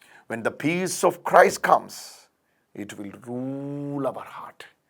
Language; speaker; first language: English; non-native, local second language; Malayalam